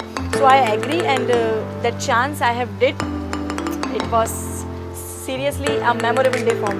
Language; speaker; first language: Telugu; non-native, local second language; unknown